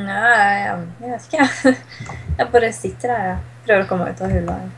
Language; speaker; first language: Norwegian; native; Norwegian